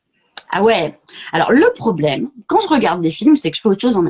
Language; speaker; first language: French; native; French